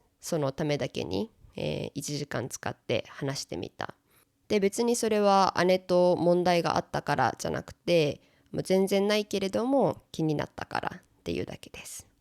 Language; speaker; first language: Japanese; native; Japanese